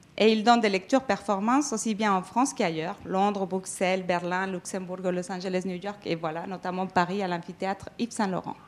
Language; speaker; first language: French; non-native, fluent; Spanish